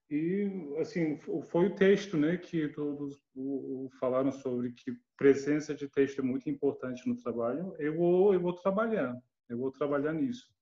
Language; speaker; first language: Portuguese; non-native, learner; Turkish